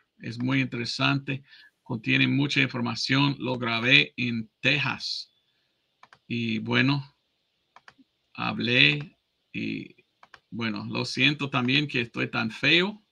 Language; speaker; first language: Spanish; non-native, fluent; English